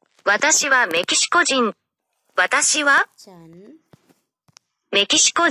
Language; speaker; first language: Japanese; non-native, learner; Thai